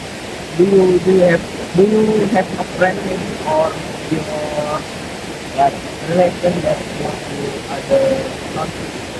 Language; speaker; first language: English; non-native, learner; Indonesian